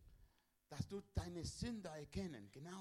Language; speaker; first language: German; non-native, learner; Spanish